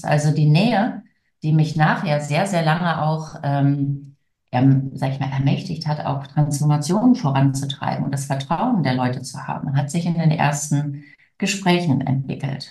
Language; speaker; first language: German; native; German